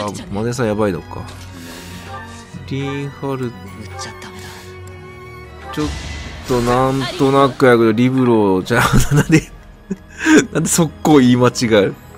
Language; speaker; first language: Japanese; native; Japanese